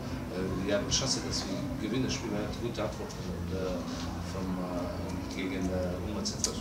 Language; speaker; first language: German; non-native, learner; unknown